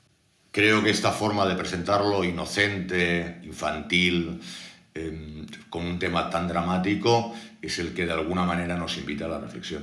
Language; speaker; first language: Spanish; native; Spanish